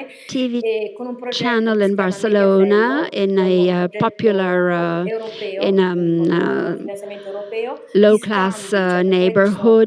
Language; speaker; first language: English; non-native, fluent; Italian